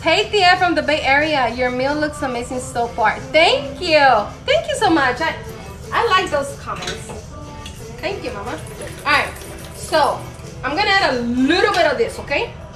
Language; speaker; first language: English; early bilingual, other home language; Spanish